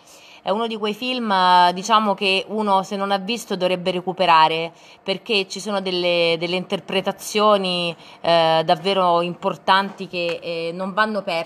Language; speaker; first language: Italian; native; Italian